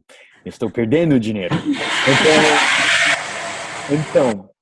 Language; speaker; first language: Portuguese; non-native, learner; English